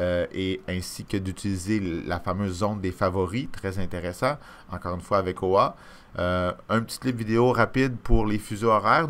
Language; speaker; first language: French; native; French